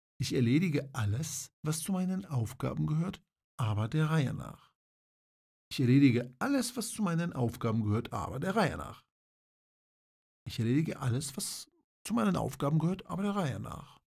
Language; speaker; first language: German; non-native, fluent; Polish